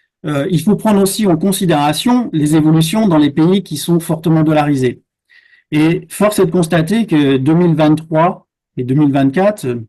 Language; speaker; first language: French; native; French